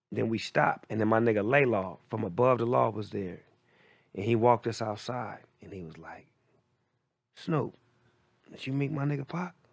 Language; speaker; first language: English; native; English